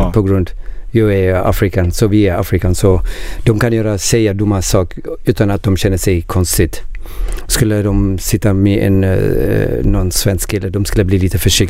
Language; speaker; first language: Swedish; non-native, learner; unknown